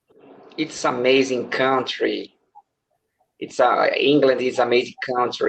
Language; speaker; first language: English; non-native, learner; Portuguese